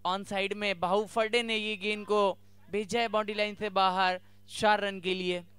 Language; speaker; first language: Hindi; non-native, local second language; Marathi